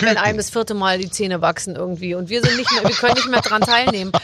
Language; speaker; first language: German; native; German